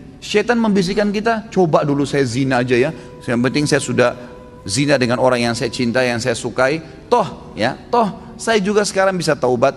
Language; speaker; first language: Indonesian; native; Indonesian